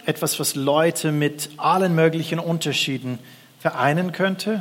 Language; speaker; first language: German; non-native, fluent; English